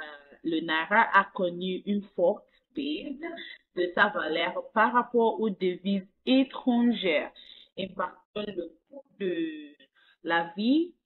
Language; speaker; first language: French; non-native, fluent; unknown